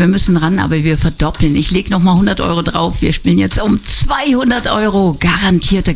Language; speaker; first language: German; native; German